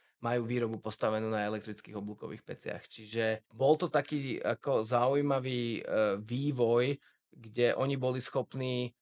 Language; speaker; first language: Slovak; native; Slovak